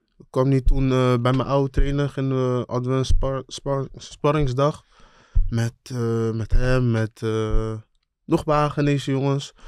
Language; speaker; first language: Dutch; early bilingual, other home language; Akan